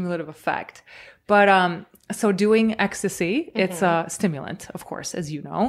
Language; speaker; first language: English; early bilingual, other home language; Croatian